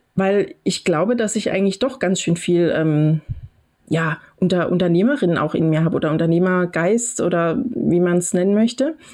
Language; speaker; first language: German; native; German